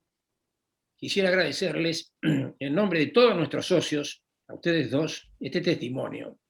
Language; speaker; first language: Spanish; native; Spanish